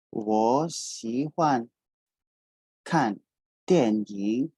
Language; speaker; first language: Chinese; non-native, learner; English